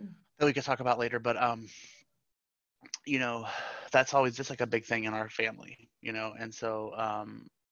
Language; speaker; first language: English; native; English